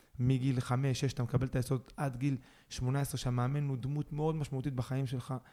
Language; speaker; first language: Hebrew; early bilingual, other home language; Spanish